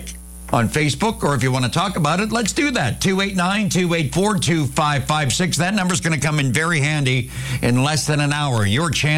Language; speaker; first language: English; native; English